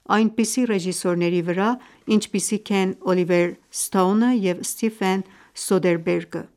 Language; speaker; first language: Armenian; early bilingual, heritage; Armenian